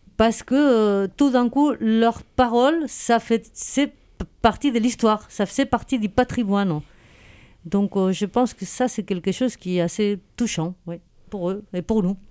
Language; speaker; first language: French; non-native, fluent; Spanish